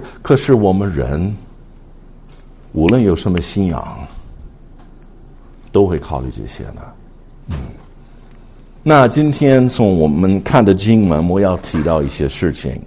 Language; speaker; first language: Chinese; non-native, fluent; English